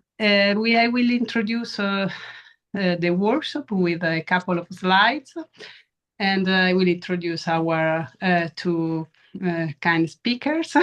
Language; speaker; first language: English; non-native, fluent; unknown